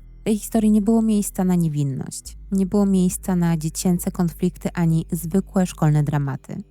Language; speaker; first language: Polish; native; Polish